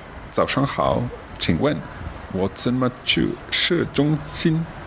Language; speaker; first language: Chinese; non-native, learner; English